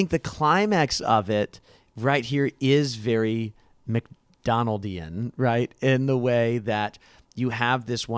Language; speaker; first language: English; native; English